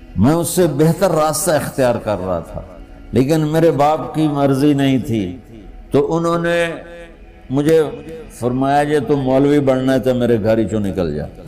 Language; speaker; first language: Urdu; non-native, local second language; Punjabi